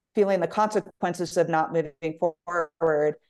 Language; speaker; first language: English; native; English